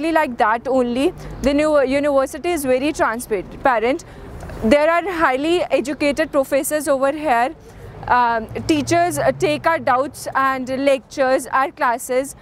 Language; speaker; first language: English; non-native, local second language; Hindi